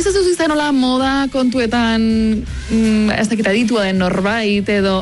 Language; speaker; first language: Basque; native; Basque